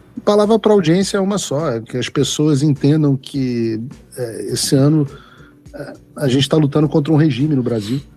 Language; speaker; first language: Portuguese; native; Portuguese